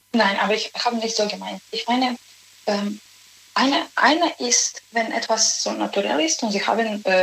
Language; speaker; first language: German; non-native, learner; Serbian